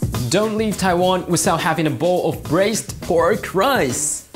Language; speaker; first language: English; non-native, fluent; Chinese